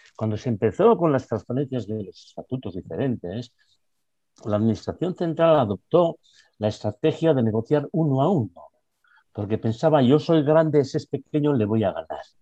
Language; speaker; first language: Spanish; non-native, local second language; Basque